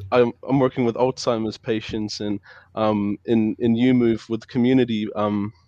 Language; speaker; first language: English; native; English